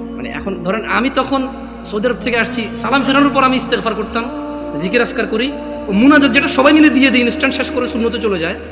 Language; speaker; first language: Bangla; early bilingual, heritage; Bangla